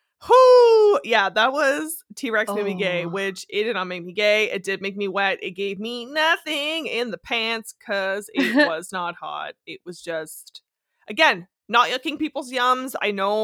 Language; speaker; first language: English; native; English